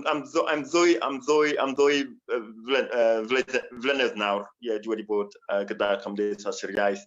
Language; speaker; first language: Welsh; non-native, fluent; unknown